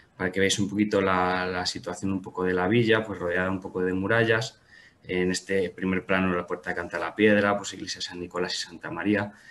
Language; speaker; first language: Spanish; native; Spanish